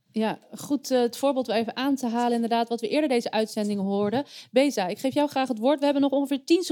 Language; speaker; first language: Dutch; native; Dutch